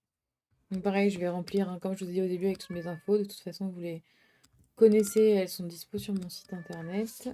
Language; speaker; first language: French; native; French